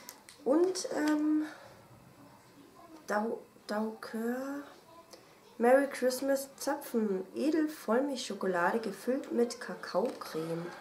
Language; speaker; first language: German; native; German